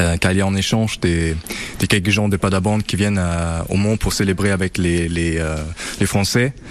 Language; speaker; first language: French; non-native, learner; German